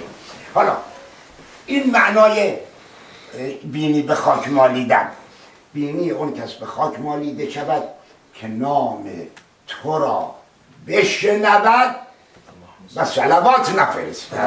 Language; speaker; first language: Persian; native; Persian